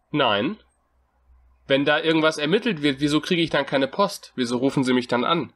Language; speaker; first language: German; native; German